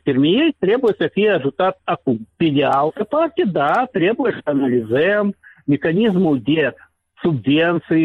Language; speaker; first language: Romanian; non-native, local second language; Russian